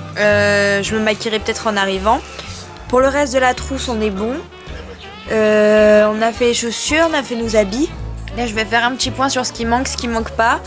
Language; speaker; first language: French; native; French